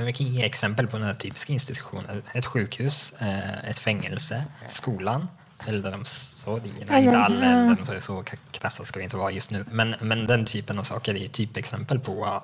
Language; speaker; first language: Swedish; native; Swedish